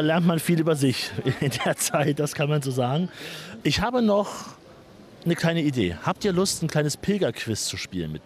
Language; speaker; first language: German; native; German